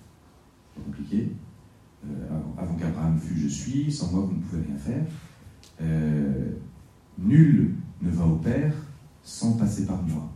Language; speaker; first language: French; native; French